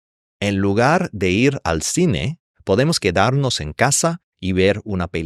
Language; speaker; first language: Spanish; non-native, fluent; English